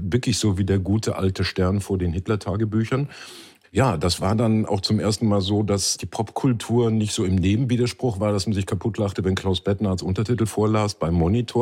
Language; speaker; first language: German; native; German